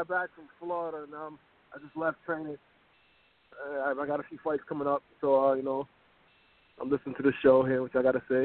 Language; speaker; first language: English; native; English